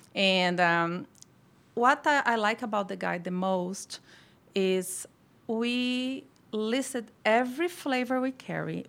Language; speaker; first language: English; non-native, fluent; Portuguese